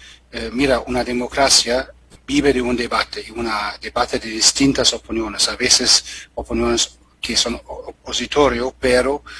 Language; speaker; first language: Spanish; non-native, fluent; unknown